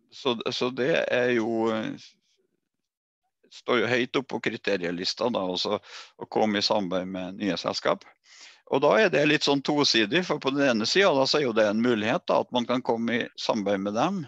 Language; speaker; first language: Norwegian; native; Norwegian